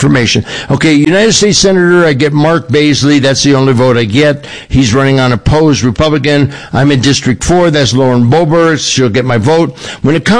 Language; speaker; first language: English; native; English